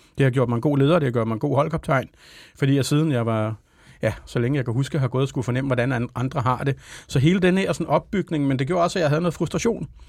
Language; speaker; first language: Danish; native; Danish